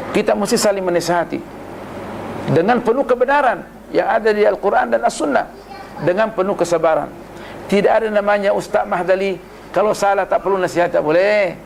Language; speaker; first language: Malay; non-native, local second language; Buginese